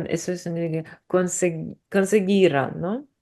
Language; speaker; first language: Spanish; non-native, learner; English